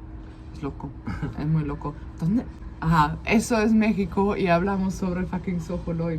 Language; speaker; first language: Spanish; non-native, fluent; German